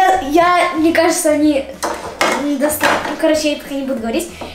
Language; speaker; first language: Russian; native; Russian